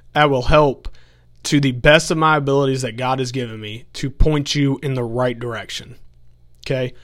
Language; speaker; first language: English; native; English